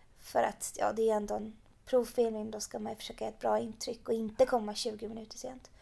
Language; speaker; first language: Swedish; early bilingual, other home language; Persian